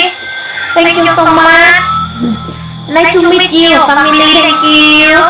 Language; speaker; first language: English; non-native, learner; Vietnamese